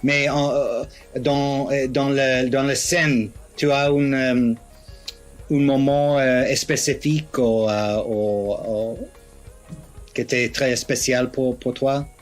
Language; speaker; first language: French; non-native, learner; English